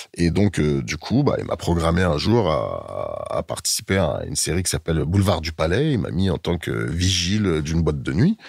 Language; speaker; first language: French; early bilingual, heritage; French